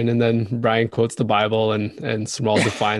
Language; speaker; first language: English; native; English